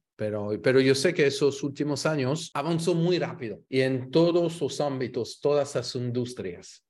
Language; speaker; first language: Spanish; non-native, fluent; French